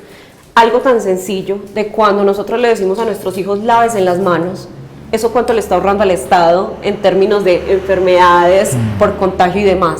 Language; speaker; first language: Spanish; native; Spanish